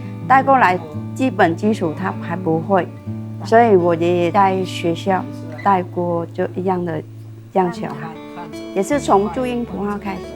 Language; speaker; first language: Chinese; non-native, fluent; Vietnamese